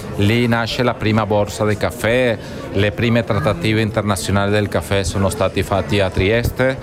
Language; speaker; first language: Italian; non-native, fluent; Spanish